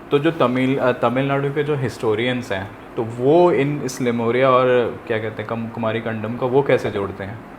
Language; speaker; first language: Hindi; non-native, local second language; Punjabi